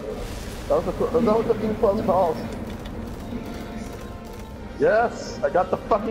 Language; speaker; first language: English; native; English